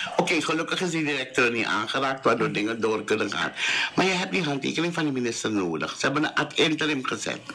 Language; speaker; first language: Dutch; native; Dutch